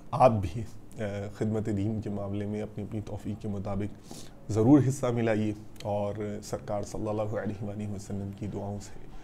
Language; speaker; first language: Urdu; native; Urdu